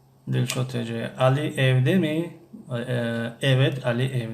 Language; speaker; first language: Turkish; non-native, fluent; Tajik